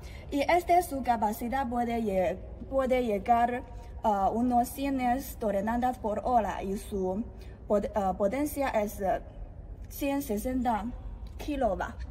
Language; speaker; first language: Spanish; non-native, learner; Chinese